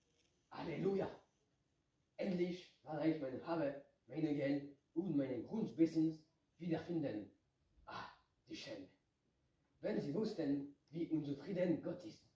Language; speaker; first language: German; non-native, learner; French